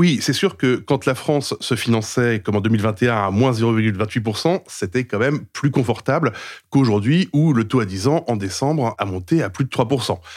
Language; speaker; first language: French; native; French